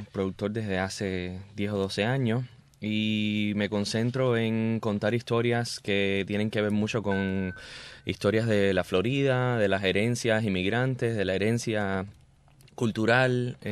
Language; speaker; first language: Spanish; early bilingual, heritage; Spanish